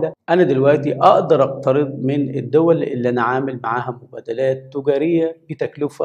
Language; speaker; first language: Arabic; native; Arabic